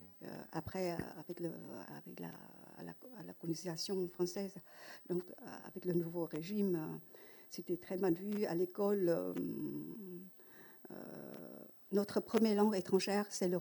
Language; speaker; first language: French; non-native, fluent; Vietnamese